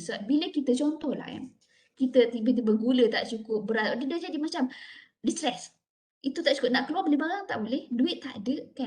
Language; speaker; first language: Malay; native; Malay